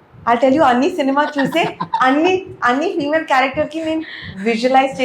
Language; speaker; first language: Telugu; non-native, local second language; Urdu